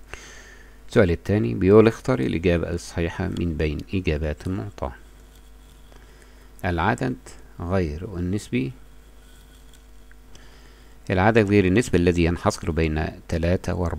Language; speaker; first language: Arabic; native; Arabic